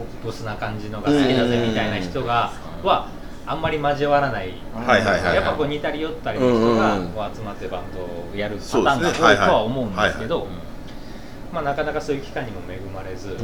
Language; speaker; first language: Japanese; native; Japanese